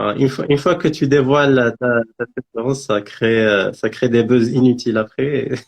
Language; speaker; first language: French; non-native, local second language; Arabic